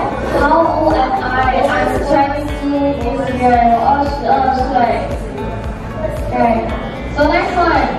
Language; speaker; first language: English; non-native, local second language; Hakka Chinese